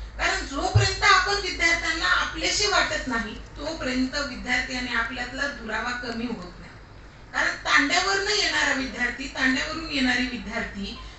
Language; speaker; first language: Marathi; non-native, local second language; Lambadi